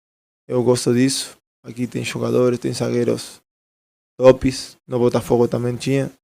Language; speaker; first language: Portuguese; non-native, fluent; Spanish